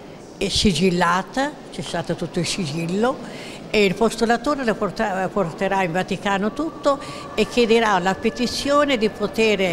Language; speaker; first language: Italian; native; Italian